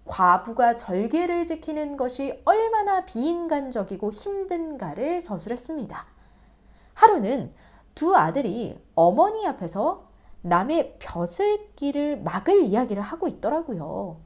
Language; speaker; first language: Korean; native; Korean